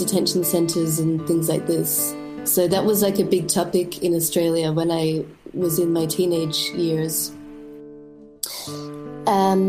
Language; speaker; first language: English; native; English